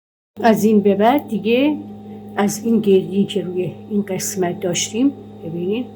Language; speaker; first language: Persian; native; Persian